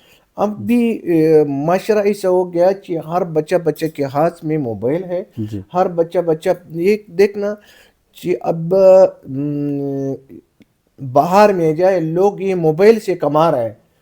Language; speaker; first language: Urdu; non-native, local second language; Pashto